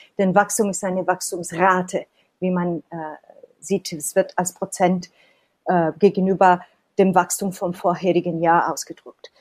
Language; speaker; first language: German; non-native, fluent; Italian